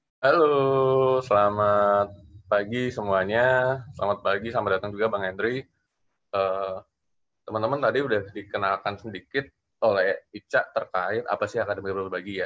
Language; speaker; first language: Indonesian; native; Indonesian